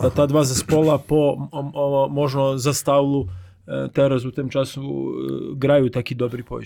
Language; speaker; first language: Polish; non-native, learner; Croatian